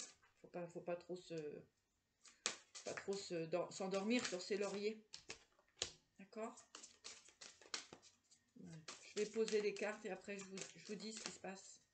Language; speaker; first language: French; native; French